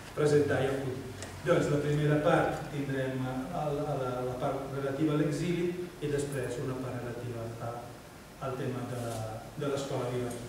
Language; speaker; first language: Catalan; non-native, fluent; Italian